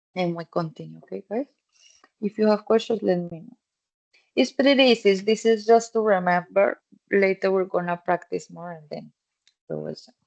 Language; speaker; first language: English; non-native, fluent; Spanish